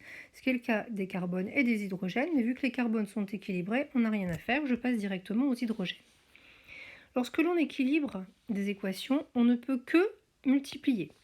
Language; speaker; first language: French; native; French